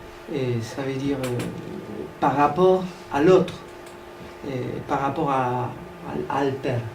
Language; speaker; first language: French; non-native, fluent; Spanish